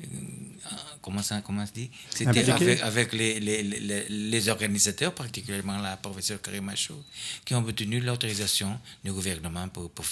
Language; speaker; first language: French; non-native, fluent; Portuguese